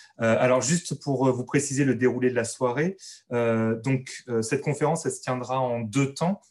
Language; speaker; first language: French; native; French